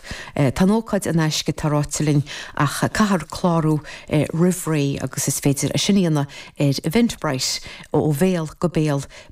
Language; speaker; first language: Irish; native; Irish